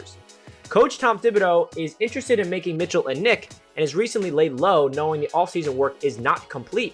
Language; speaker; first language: English; native; English